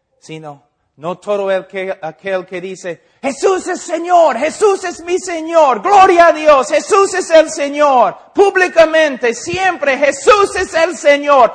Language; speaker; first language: Spanish; non-native, fluent; English